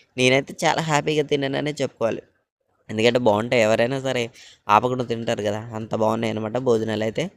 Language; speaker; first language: Telugu; native; Telugu